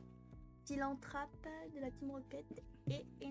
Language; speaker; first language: French; native; French